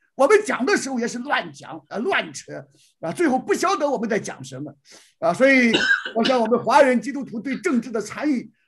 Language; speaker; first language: Chinese; native; Chinese